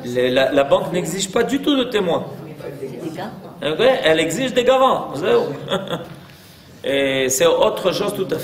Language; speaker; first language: French; native; French